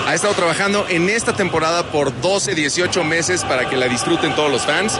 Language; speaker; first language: Spanish; native; Spanish